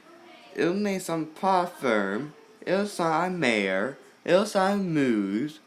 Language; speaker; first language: French; non-native, learner; English